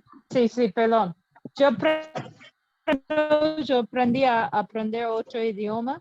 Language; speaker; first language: Spanish; non-native, learner; English